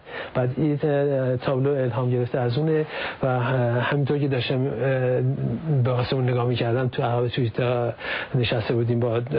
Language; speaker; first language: Persian; native; Persian